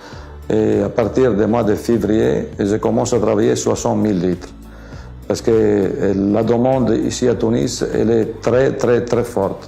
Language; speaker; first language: French; non-native, fluent; Italian